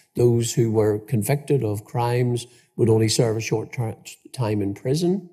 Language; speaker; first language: English; native; English